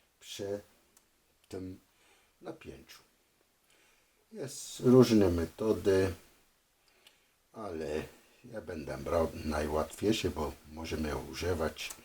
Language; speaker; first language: Polish; non-native, fluent; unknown